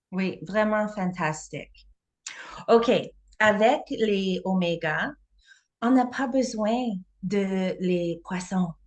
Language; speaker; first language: French; non-native, learner; English